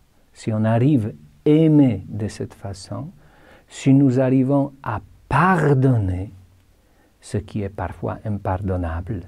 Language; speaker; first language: French; non-native, fluent; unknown